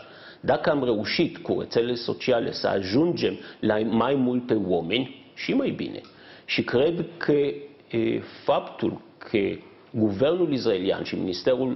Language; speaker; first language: Romanian; non-native, fluent; Hebrew